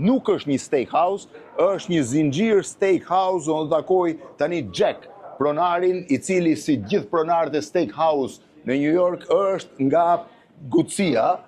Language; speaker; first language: Albanian; native; Albanian